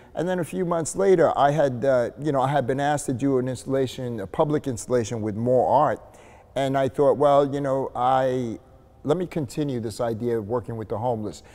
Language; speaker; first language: English; native; English